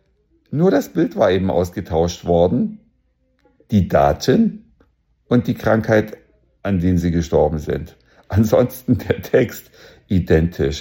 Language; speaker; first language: German; native; German